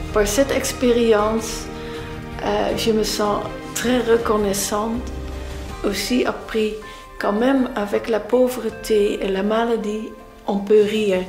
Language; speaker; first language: French; non-native, fluent; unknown